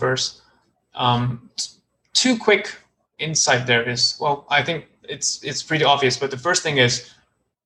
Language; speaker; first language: English; non-native, local second language; Cantonese